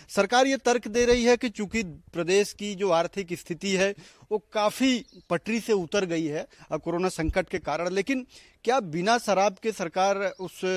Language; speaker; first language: Hindi; native; Hindi